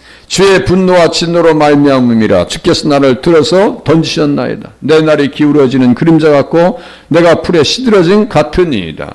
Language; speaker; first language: Korean; native; Korean